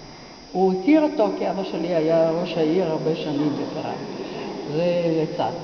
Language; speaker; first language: Hebrew; non-native, fluent; Italian